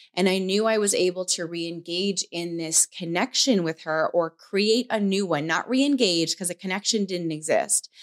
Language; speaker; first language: English; native; English